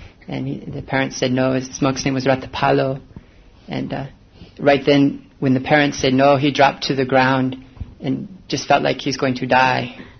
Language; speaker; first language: English; native; English